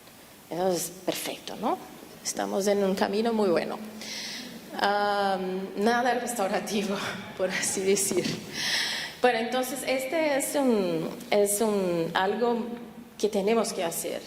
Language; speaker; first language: Spanish; non-native, fluent; Portuguese